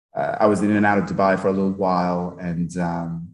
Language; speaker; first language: English; early bilingual, other home language; Nepali